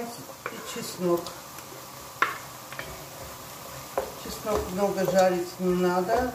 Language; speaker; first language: Russian; non-native, fluent; Armenian